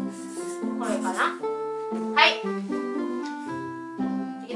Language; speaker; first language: Japanese; non-native, fluent; Indonesian